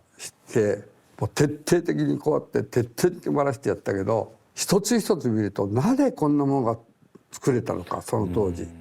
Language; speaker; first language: Japanese; native; Japanese